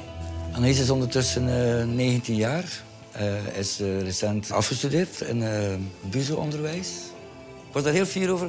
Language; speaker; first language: Dutch; native; Dutch